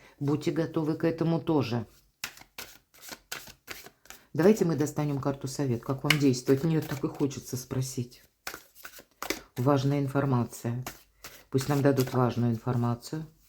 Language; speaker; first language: Russian; native; Russian